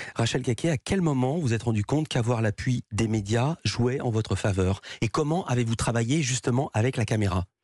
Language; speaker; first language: French; native; French